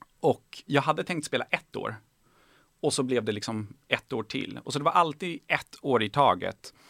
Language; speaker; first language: Swedish; early bilingual, other home language; Persian